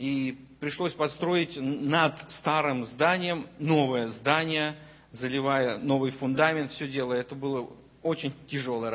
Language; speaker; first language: Russian; native; Russian